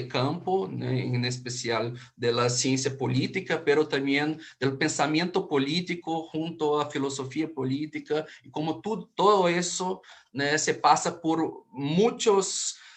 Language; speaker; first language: Spanish; non-native, fluent; Portuguese